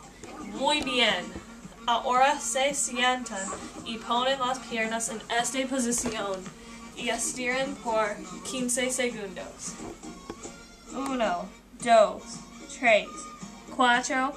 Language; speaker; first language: Spanish; non-native, learner; English